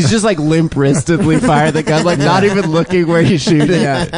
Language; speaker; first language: English; native; English